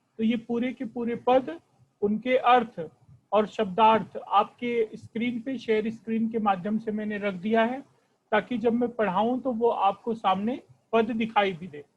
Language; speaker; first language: Hindi; non-native, local second language; Marathi